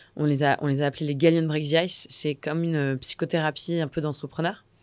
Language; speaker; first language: French; native; French